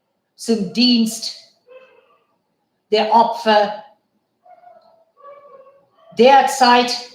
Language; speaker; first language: German; non-native, fluent; Bangla